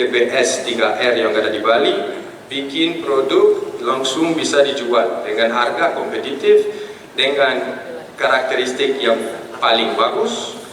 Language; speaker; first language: Indonesian; non-native, fluent; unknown